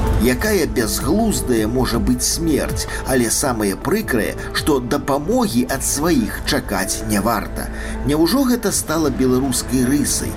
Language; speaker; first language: Belarusian; native; Belarusian